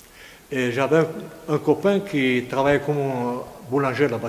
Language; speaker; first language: French; non-native, fluent; Greek